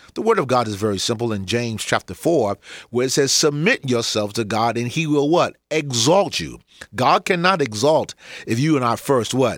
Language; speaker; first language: English; native; English